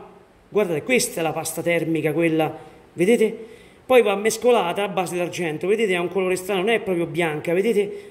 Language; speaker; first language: Italian; native; Italian